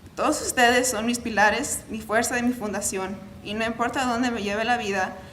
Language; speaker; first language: Spanish; early bilingual, heritage; Spanish